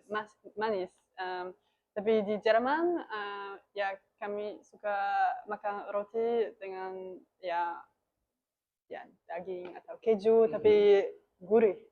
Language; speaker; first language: Indonesian; non-native, learner; German